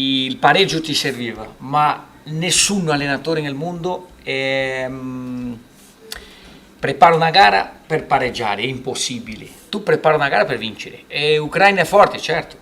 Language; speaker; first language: Italian; non-native, fluent; Portuguese